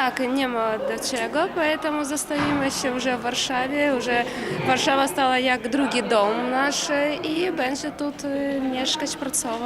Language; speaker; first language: Polish; non-native, learner; Russian